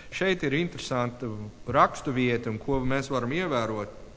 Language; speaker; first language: Latvian; non-native, learner; English